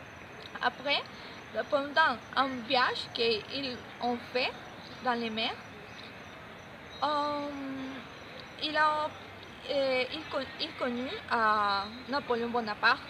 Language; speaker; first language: French; non-native, learner; Spanish